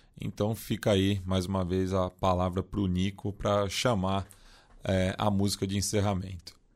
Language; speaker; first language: Portuguese; native; Portuguese